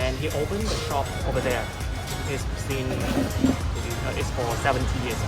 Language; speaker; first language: English; non-native, learner; Vietnamese